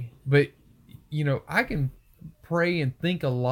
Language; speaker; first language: English; native; English